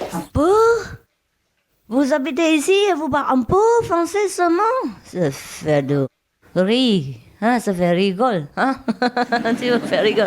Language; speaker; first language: French; non-native, learner; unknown